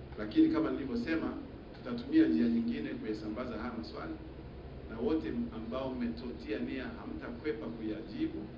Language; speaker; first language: Swahili; native; Swahili